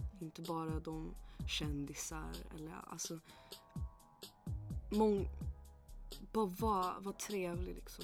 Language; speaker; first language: Swedish; early bilingual, other home language; English